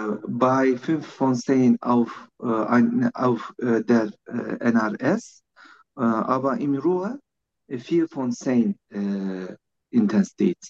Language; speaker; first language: German; non-native, learner; Turkish